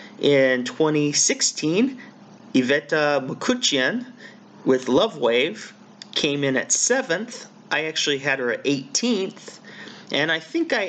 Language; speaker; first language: English; native; English